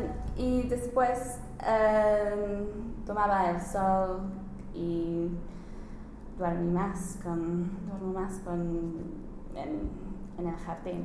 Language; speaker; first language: Spanish; non-native, learner; English